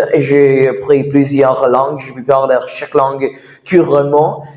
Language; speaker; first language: French; non-native, learner; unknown